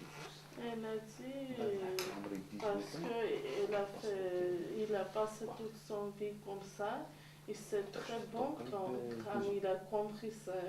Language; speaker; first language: French; non-native, learner; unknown